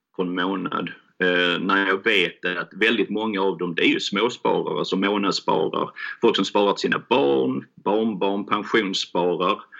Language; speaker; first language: Swedish; native; Swedish